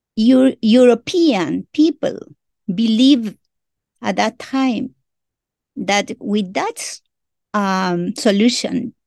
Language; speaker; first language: English; non-native, learner; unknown